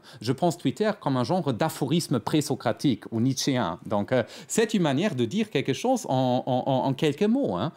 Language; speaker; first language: French; non-native, fluent; German